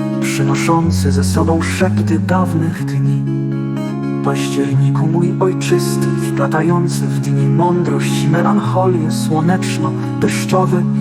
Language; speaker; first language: Polish; native; Polish